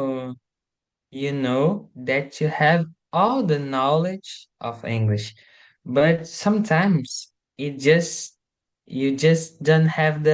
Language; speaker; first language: English; non-native, learner; Portuguese